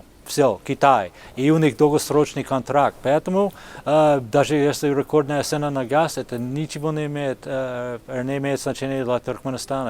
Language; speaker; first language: Russian; non-native, fluent; English